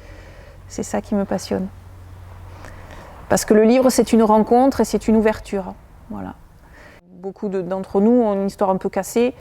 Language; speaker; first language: French; native; French